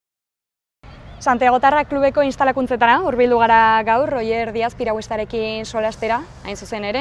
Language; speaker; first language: Basque; native; Basque